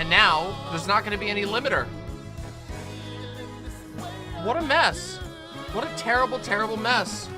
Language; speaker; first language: English; native; English